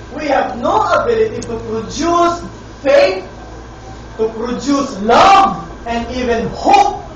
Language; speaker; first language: English; non-native, local second language; Filipino